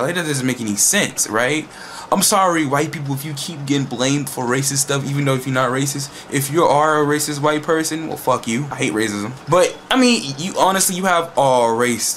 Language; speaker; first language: English; native; English